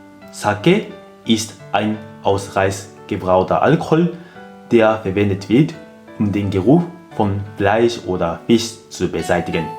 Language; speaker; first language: German; non-native, fluent; Japanese